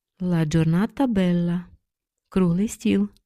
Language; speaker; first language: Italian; non-native, learner; Ukrainian